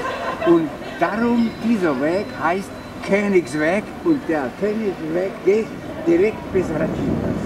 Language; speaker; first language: German; non-native, fluent; Czech